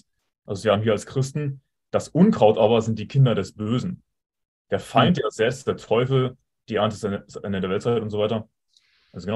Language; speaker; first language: German; native; German